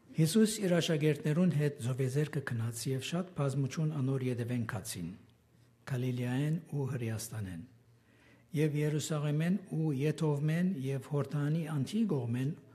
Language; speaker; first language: Armenian; early bilingual, heritage; Armenian